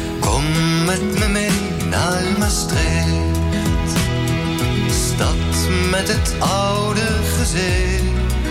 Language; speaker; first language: Dutch; non-native, learner; Spanish